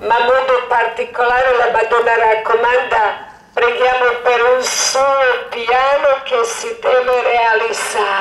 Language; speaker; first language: Italian; non-native, learner; Croatian